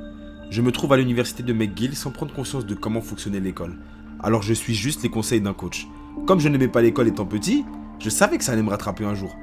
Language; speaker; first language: French; native; French